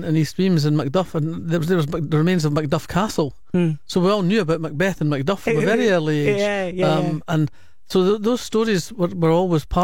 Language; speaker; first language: English; native; English